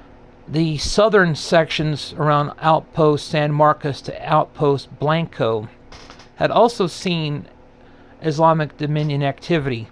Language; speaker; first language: English; native; English